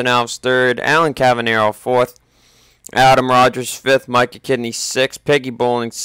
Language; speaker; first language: English; native; English